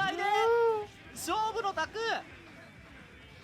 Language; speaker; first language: Japanese; native; Japanese